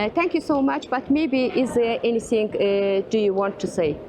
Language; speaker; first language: English; non-native, learner; Azerbaijani